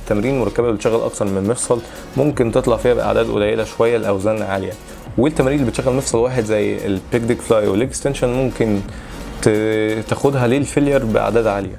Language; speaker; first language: Arabic; native; Arabic